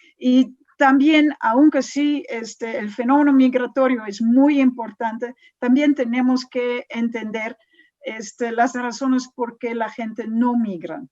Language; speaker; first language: Spanish; non-native, fluent; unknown